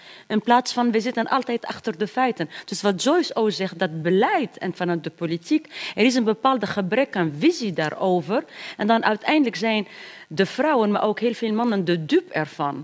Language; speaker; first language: Dutch; non-native, fluent; Arabic